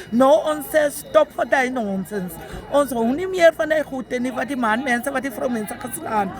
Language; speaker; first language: Afrikaans; non-native, local second language; Xhosa